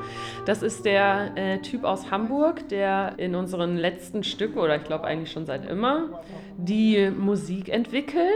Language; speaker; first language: German; native; German